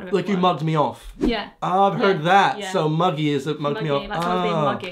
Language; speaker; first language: English; native; English